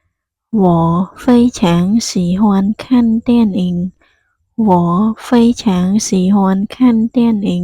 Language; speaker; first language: Chinese; non-native, fluent; Khmer